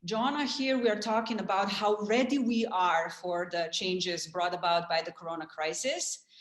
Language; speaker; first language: English; non-native, fluent; Slovenian